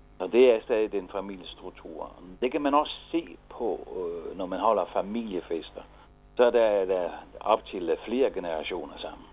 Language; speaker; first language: Danish; non-native, fluent; Italian